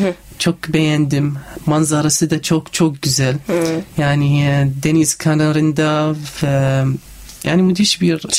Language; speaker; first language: Turkish; non-native, learner; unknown